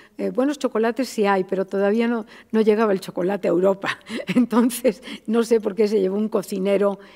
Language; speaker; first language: Spanish; native; Spanish